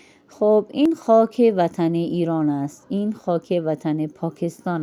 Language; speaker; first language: Persian; non-native, fluent; Urdu